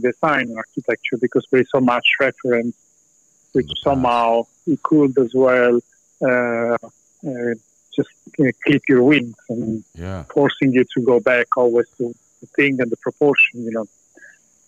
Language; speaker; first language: English; non-native, fluent; Italian